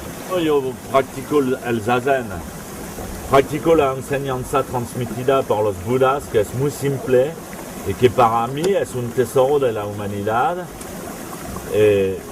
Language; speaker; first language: Spanish; non-native, fluent; French